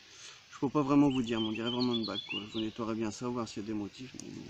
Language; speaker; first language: French; native; French